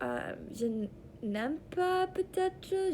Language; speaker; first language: French; non-native, learner; English